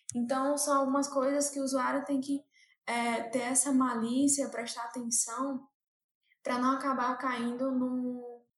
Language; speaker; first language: Portuguese; native; Portuguese